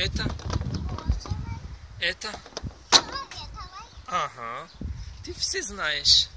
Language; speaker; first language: Russian; non-native, learner; Turkish